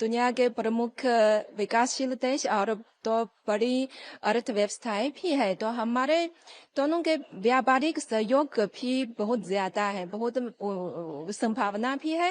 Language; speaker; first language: Hindi; non-native, fluent; Chinese